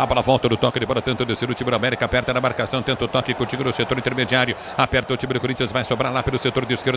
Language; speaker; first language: Portuguese; native; Portuguese